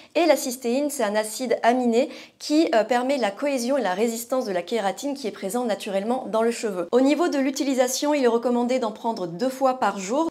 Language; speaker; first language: French; native; French